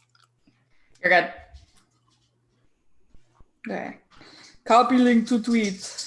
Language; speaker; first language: English; native; English